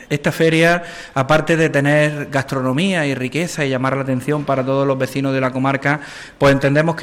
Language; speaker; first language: Spanish; native; Spanish